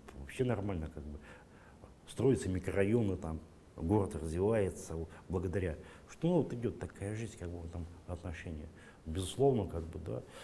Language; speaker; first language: Russian; native; Russian